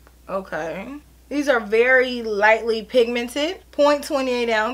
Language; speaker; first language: English; native; English